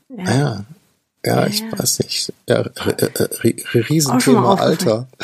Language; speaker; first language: German; native; German